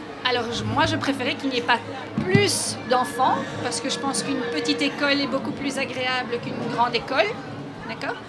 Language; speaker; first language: French; native; French